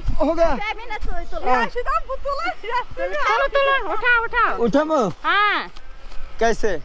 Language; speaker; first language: Hindi; non-native, learner; Bangla